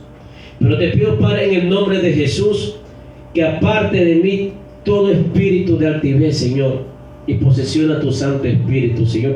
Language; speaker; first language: Spanish; native; Spanish